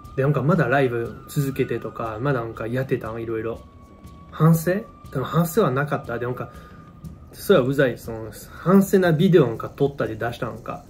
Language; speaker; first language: Japanese; non-native, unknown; French